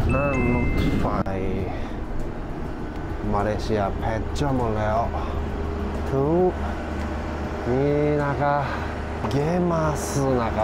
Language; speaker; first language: Thai; non-native, learner; Japanese